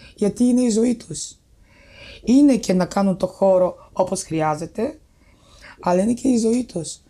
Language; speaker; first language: Greek; non-native, fluent; Bulgarian